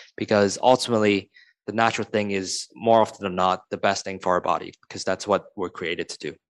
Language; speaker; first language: English; non-native, local second language; Cantonese